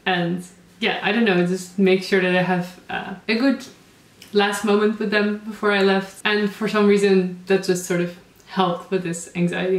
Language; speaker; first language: English; non-native, fluent; Dutch